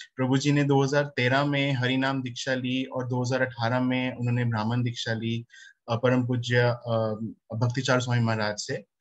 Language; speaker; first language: Hindi; native; Hindi